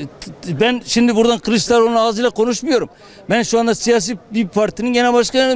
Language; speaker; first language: Turkish; native; Turkish